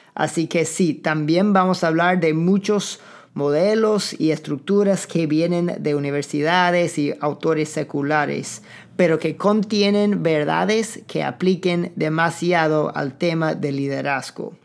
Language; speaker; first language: Spanish; non-native, fluent; English